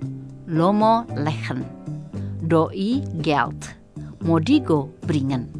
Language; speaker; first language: German; non-native, fluent; Indonesian